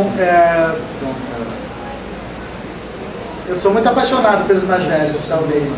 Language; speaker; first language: Portuguese; non-native, local second language; Guarani